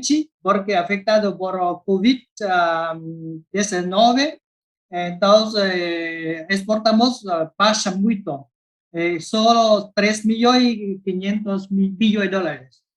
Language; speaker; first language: Spanish; non-native, learner; Vietnamese